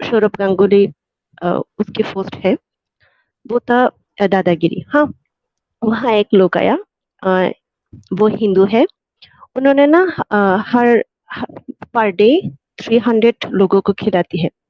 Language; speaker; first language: Hindi; non-native, fluent; Bangla